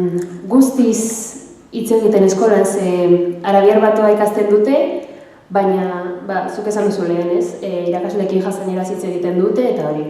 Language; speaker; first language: Basque; early bilingual, other home language; Arabic